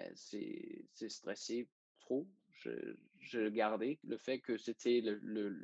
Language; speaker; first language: French; non-native, fluent; Danish